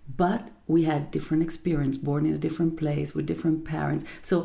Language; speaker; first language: English; non-native, fluent; Italian